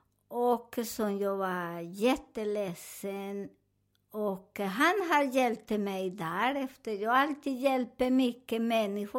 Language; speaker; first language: Swedish; non-native, learner; Spanish